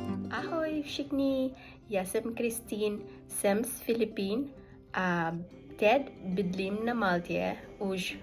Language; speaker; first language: Czech; non-native, learner; Cebuano